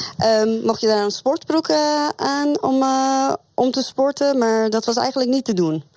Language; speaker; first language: Dutch; non-native, fluent; Persian